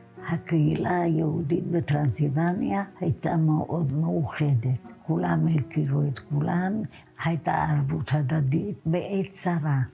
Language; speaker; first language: Hebrew; non-native, fluent; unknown